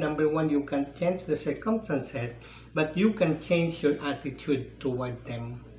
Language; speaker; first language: English; non-native, local second language; Filipino